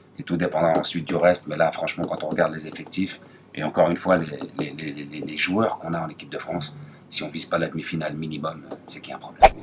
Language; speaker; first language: French; native; French